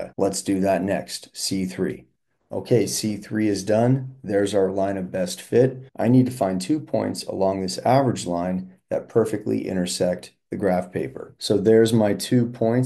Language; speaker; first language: English; native; English